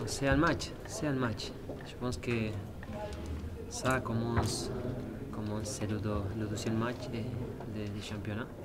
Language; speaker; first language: French; non-native, learner; Spanish